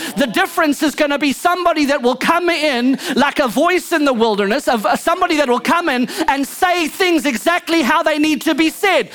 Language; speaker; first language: English; native; English